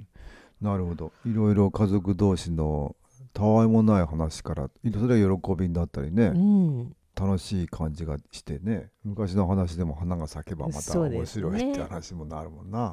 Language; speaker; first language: Japanese; native; Japanese